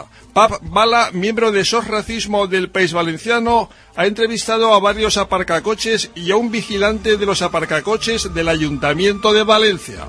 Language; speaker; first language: Spanish; native; Spanish